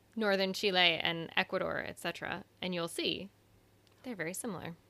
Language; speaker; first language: English; early bilingual, other home language; Spanish